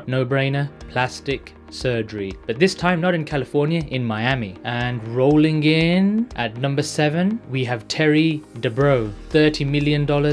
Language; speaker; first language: English; native; English